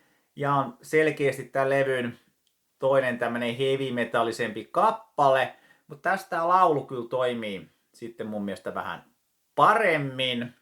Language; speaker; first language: Finnish; native; Finnish